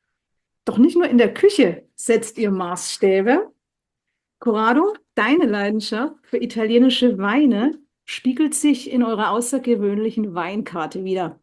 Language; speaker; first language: German; native; German